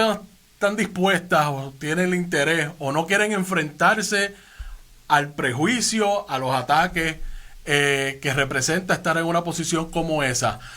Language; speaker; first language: Spanish; native; Spanish